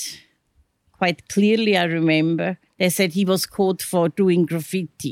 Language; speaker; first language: English; non-native, fluent; Swiss German